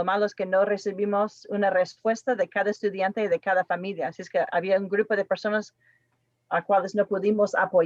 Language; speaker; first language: Spanish; non-native, fluent; English